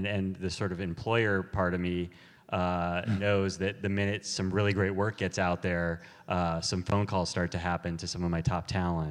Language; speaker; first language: English; native; English